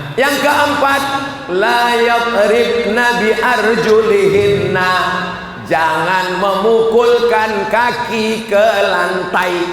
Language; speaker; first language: Indonesian; native; Indonesian